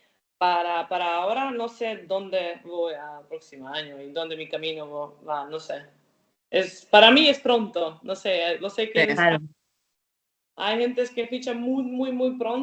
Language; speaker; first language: Spanish; non-native, learner; Croatian